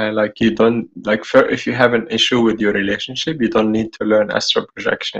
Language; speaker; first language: English; non-native, fluent; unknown